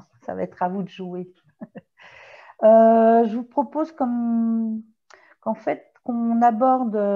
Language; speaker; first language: French; native; French